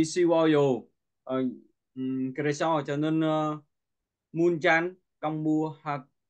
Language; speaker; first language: Korean; non-native, learner; Vietnamese